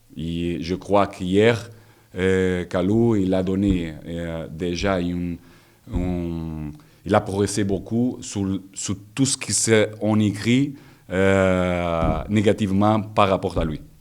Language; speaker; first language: French; non-native, learner; Portuguese